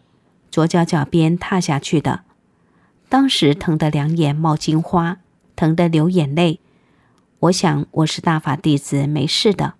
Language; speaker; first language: Chinese; native; Chinese